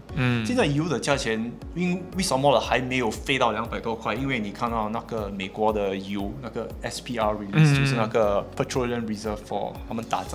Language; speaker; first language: Chinese; non-native, local second language; English